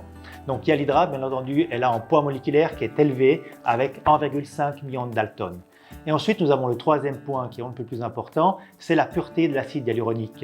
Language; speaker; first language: French; non-native, fluent; Italian